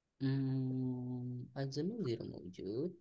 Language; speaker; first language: Arabic; non-native, fluent; Indonesian